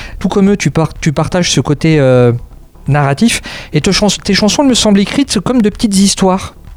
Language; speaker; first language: French; native; French